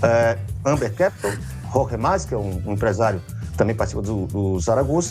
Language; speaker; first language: Portuguese; native; Portuguese